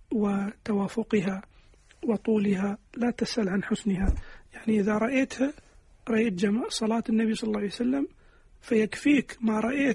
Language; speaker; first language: Arabic; native; Arabic